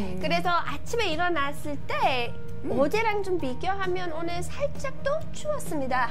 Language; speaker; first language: Korean; non-native, learner; English